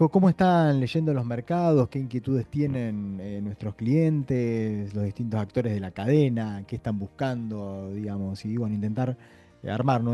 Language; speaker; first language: Spanish; native; Spanish